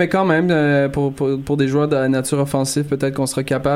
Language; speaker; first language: French; native; French